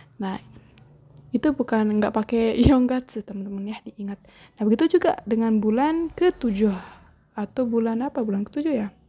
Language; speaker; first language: Indonesian; native; Indonesian